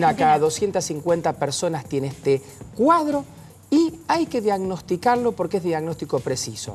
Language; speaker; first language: Spanish; native; Spanish